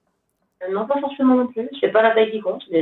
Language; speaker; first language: French; native; French